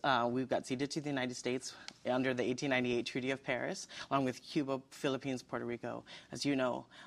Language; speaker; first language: English; native; English